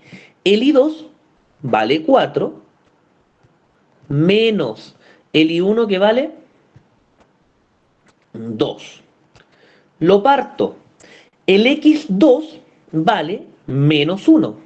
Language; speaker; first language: Spanish; native; Spanish